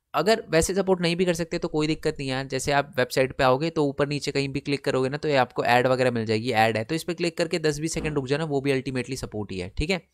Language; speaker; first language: Hindi; native; Hindi